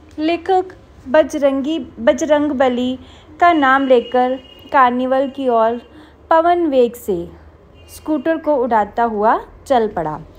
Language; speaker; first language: Hindi; non-native, local second language; Punjabi